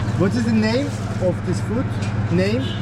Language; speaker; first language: English; non-native, learner; Turkish